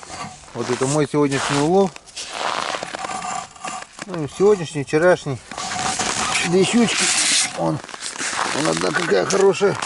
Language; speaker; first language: Russian; native; Russian